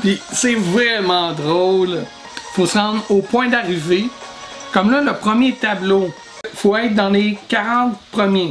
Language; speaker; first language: French; native; French